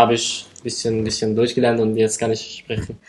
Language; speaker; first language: German; non-native, learner; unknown